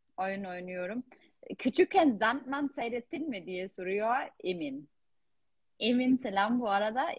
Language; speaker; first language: Turkish; non-native, fluent; German